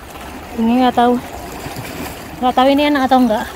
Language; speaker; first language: Indonesian; native; Indonesian